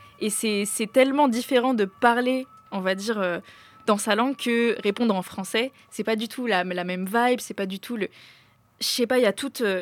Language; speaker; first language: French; native; French